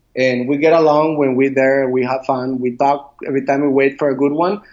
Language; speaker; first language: English; non-native, learner; Spanish